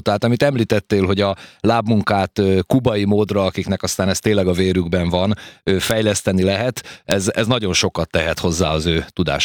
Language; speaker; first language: Hungarian; native; Hungarian